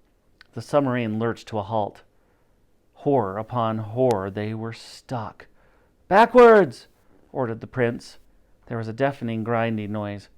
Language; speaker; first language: English; native; English